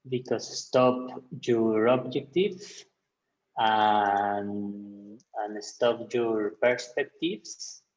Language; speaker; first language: English; non-native, learner; Spanish